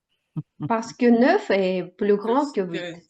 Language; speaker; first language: French; non-native, learner; Russian